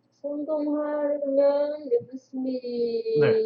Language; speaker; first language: Korean; non-native, learner; Vietnamese